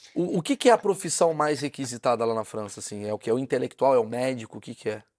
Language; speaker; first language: Portuguese; native; Portuguese